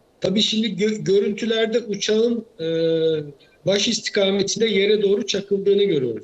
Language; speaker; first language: Turkish; native; Turkish